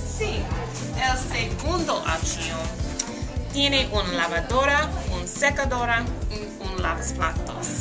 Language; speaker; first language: Spanish; non-native, learner; English